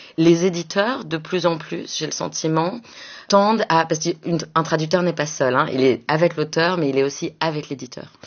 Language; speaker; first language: French; native; French